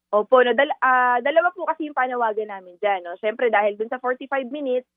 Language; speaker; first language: Filipino; native; Filipino